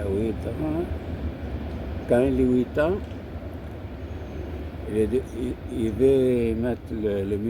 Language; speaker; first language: French; non-native, learner; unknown